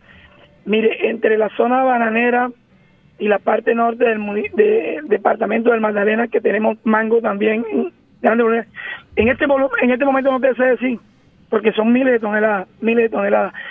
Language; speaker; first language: Spanish; native; Spanish